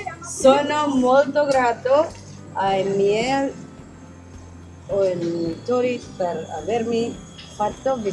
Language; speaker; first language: Italian; non-native, learner; English